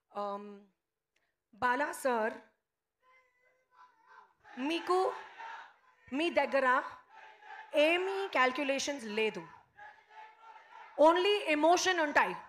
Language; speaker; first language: Telugu; non-native, learner; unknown